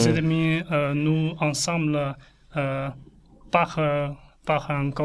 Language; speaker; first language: French; non-native, learner; Chinese